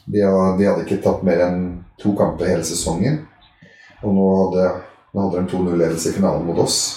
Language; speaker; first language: Norwegian; early bilingual, other home language; Arabic